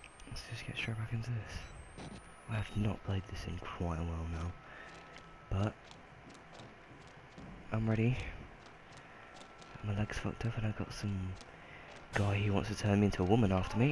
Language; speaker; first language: English; native; English